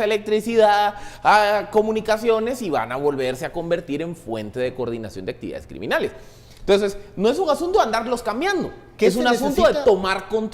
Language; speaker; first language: Spanish; native; Spanish